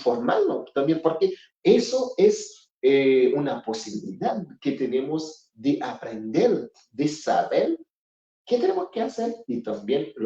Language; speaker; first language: Spanish; non-native, fluent; Haitian Creole